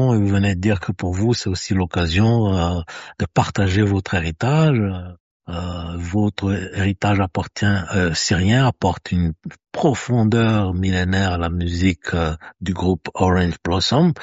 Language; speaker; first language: French; native; French